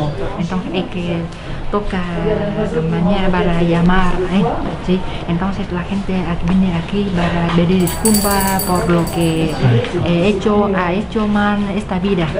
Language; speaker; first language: Spanish; non-native, learner; Vietnamese